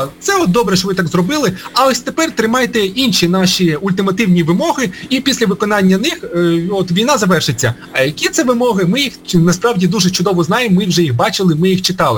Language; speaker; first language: Ukrainian; native; Ukrainian